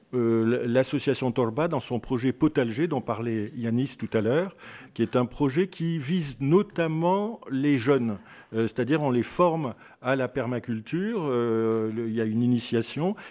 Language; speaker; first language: French; native; French